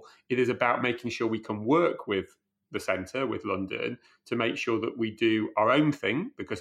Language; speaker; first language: English; native; English